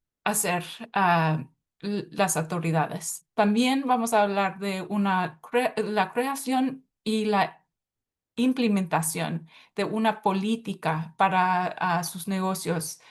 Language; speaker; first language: Spanish; early bilingual, heritage; Spanish